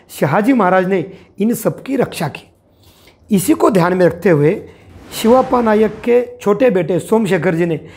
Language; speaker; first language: Hindi; non-native, local second language; Marathi